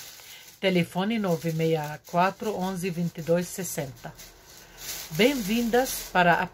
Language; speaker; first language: Portuguese; non-native, fluent; Arabic